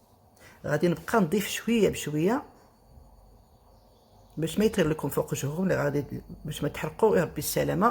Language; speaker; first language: Arabic; native; Arabic